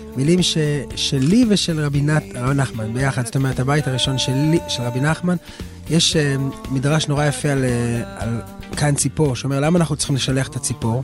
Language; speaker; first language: Hebrew; native; Hebrew